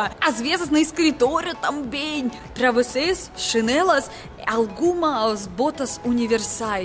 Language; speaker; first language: Portuguese; non-native, learner; Russian